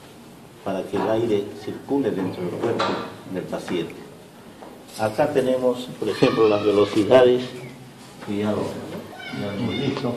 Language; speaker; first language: Spanish; native; Spanish